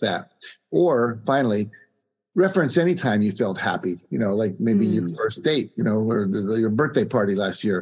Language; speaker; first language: English; native; English